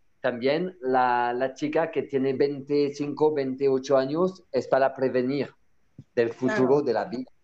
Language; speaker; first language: Spanish; non-native, learner; French